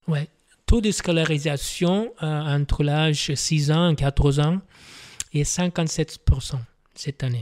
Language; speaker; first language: French; non-native, fluent; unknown